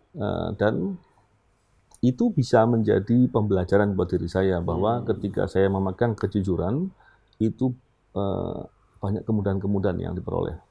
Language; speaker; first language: Indonesian; native; Indonesian